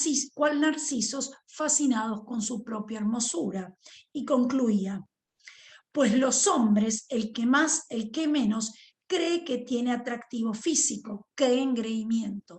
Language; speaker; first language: Spanish; native; Spanish